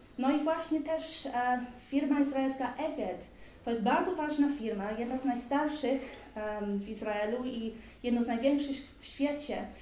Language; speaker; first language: Polish; early bilingual, heritage; Polish